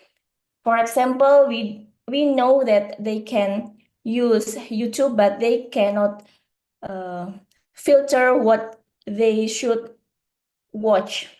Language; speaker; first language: English; non-native, learner; Indonesian